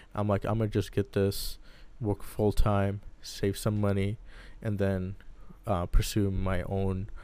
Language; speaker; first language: English; early bilingual, other home language; Arabic